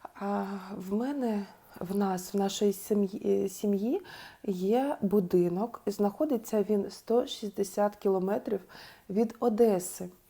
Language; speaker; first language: Ukrainian; non-native, local second language; Russian